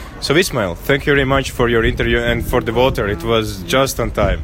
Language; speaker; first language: English; non-native, fluent; Latvian